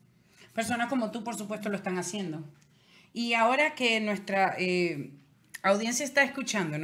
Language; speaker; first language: Spanish; native; Spanish